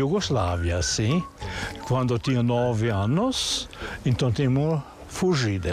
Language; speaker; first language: Portuguese; early bilingual, other home language; German